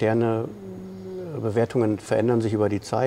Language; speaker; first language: German; native; German